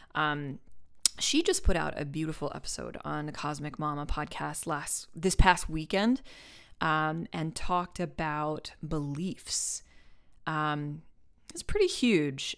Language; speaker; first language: English; native; English